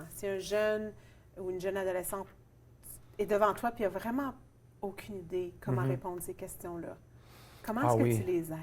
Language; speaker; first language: French; native; French